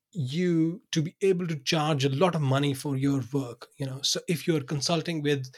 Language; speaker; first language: English; non-native, local second language; Urdu